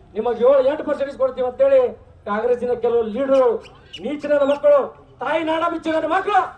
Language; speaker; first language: Kannada; non-native, local second language; Lambadi